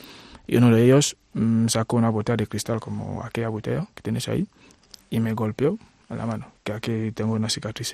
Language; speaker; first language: Spanish; non-native, fluent; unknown